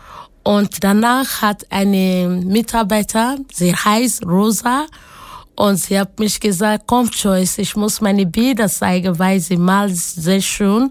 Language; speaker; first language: German; non-native, learner; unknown